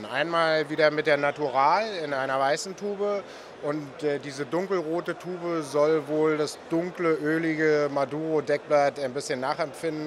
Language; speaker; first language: German; native; German